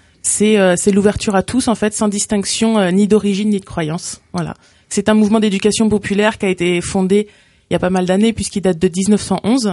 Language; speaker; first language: French; native; French